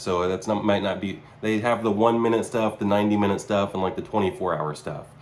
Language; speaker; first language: English; native; English